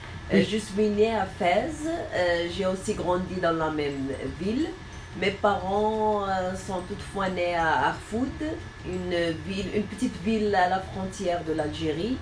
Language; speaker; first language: French; non-native, local second language; Arabic